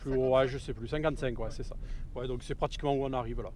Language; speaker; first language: French; native; French